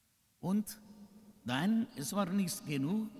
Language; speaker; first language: German; non-native, learner; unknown